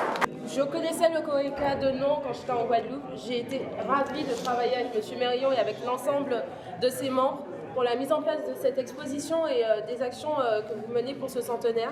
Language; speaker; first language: French; native; French